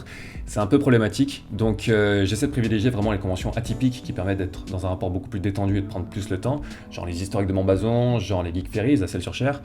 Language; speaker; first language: French; native; French